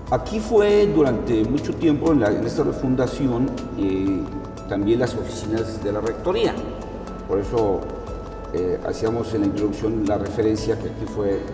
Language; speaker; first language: Spanish; native; Spanish